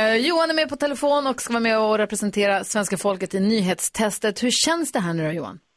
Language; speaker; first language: Swedish; native; Swedish